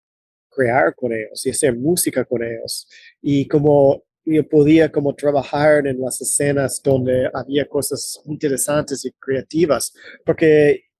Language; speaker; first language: Spanish; non-native, fluent; English